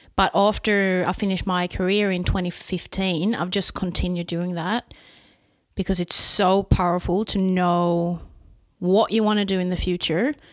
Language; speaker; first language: English; non-native, fluent; Swedish